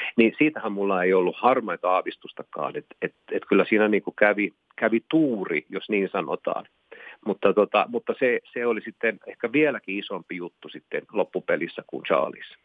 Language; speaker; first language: Finnish; non-native, local second language; Swedish